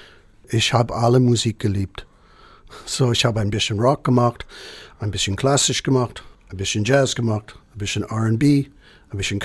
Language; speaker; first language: German; non-native, fluent; English